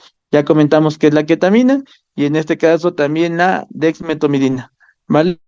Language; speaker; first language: Spanish; native; Spanish